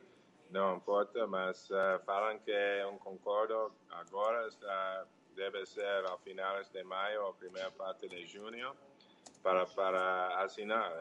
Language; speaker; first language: Portuguese; non-native, learner; English